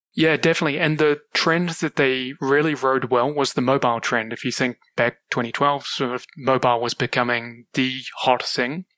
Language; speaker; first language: English; native; English